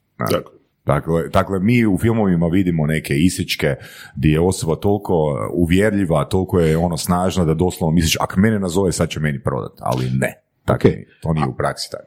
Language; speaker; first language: Croatian; native; Croatian